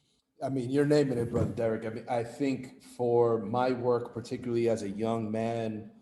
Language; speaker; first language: English; native; English